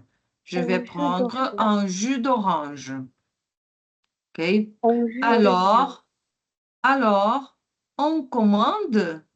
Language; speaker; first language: French; non-native, fluent; Portuguese